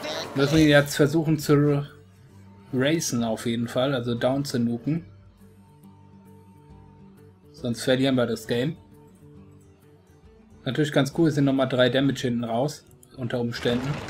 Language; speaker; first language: German; native; German